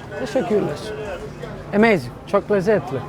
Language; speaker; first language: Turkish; non-native, learner; Italian